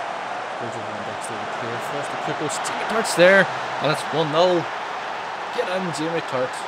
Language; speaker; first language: English; native; English